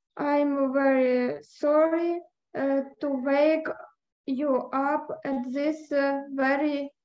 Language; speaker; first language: English; non-native, learner; Ukrainian